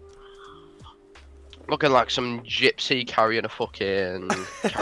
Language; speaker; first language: English; native; English